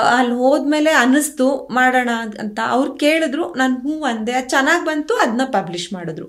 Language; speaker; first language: Kannada; native; Kannada